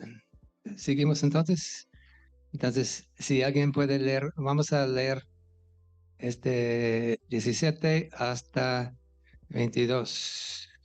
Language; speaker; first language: Spanish; non-native, fluent; English